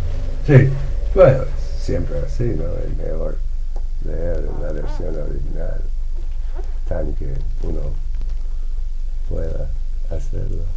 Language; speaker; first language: Spanish; non-native, fluent; English